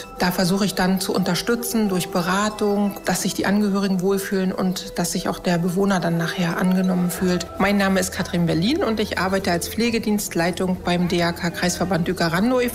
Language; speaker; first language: German; native; German